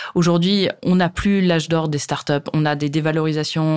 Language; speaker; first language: French; native; French